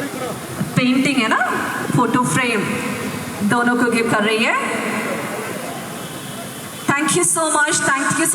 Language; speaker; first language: Hindi; non-native, local second language; Malayalam